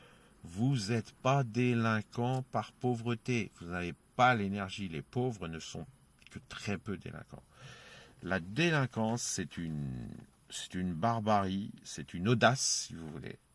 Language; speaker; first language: French; native; French